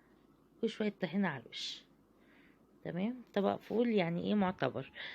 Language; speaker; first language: Arabic; native; Arabic